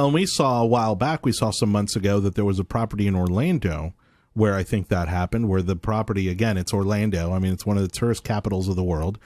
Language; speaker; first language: English; native; English